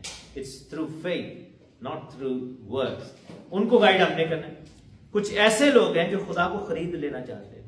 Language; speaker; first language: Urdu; non-native, local second language; Punjabi